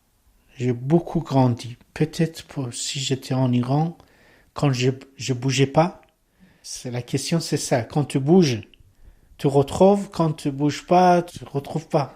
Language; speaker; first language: French; non-native, learner; Persian